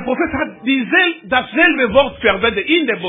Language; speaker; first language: German; non-native, learner; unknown